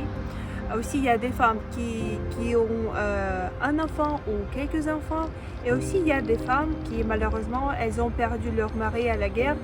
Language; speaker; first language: French; non-native, fluent; Russian